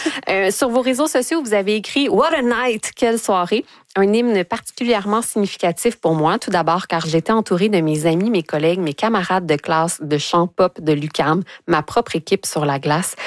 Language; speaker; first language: French; native; French